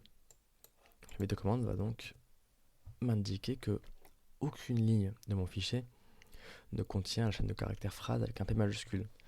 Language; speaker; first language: French; native; French